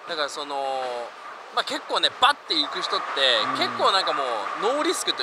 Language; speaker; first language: Japanese; native; Japanese